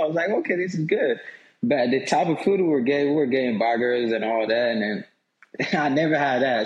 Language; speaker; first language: English; non-native, local second language; Swahili